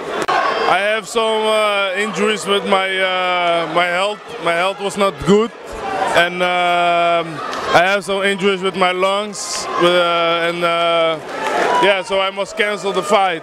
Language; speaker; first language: English; non-native, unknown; Dutch